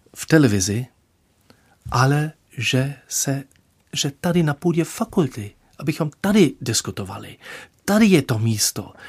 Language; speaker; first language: Czech; non-native, fluent; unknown